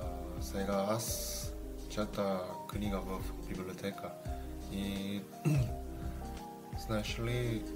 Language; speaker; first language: Bulgarian; non-native, learner; Korean